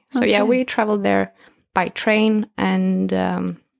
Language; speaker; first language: English; non-native, fluent; Swedish